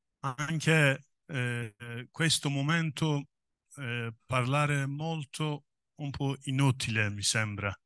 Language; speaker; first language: Italian; non-native, learner; Kurdish